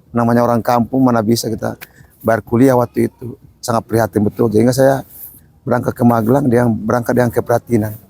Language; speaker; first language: Indonesian; non-native, local second language; Buginese